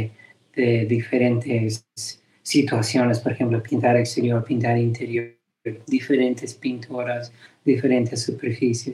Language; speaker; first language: Spanish; early bilingual, heritage; Spanish